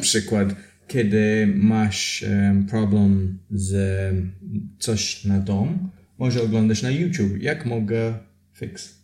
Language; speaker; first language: Polish; non-native, learner; English